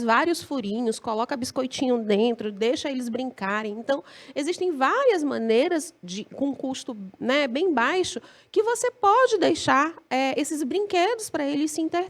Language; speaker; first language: Portuguese; native; Portuguese